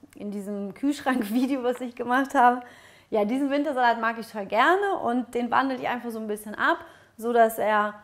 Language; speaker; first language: German; early bilingual, other home language; Russian